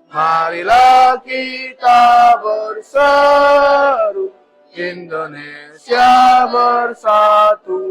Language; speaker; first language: Indonesian; native; Indonesian